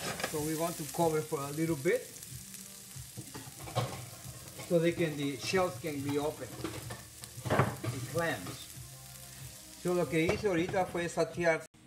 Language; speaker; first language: English; non-native, fluent; Spanish